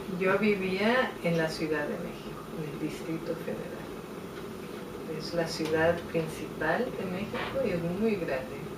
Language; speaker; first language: Spanish; native; Spanish